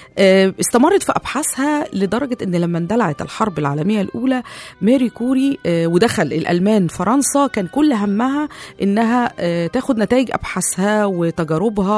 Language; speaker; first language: Arabic; native; Arabic